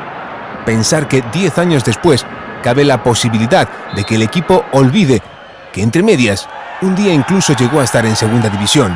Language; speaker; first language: Spanish; native; Spanish